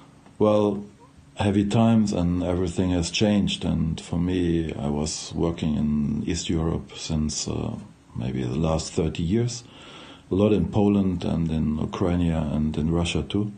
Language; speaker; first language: English; non-native, fluent; German